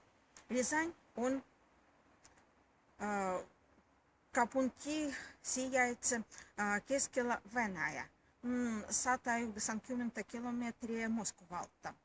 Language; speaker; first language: Finnish; non-native, learner; Russian